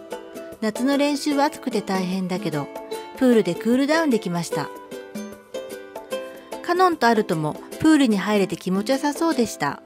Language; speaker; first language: Japanese; native; Japanese